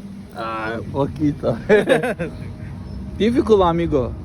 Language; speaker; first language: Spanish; non-native, learner; Azerbaijani